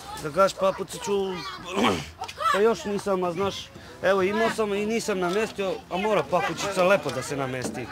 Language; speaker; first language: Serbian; non-native, local second language; Romany